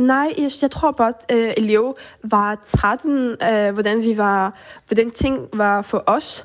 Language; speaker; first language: Danish; early bilingual, heritage; French